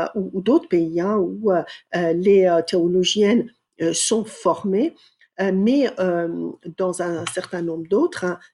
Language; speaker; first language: French; non-native, fluent; Persian